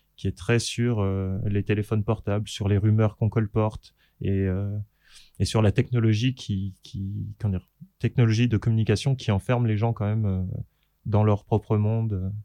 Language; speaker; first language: French; native; French